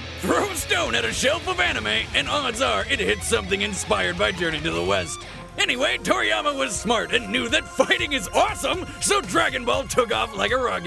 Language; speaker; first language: English; native; English